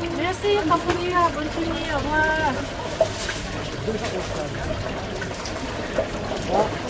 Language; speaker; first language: French; non-native, learner; Thai